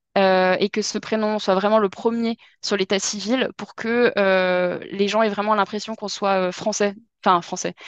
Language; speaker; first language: French; native; French